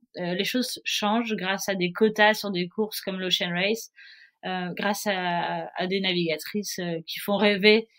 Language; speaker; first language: French; native; French